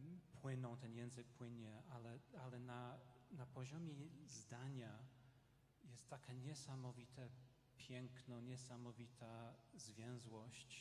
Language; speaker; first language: Polish; non-native, fluent; English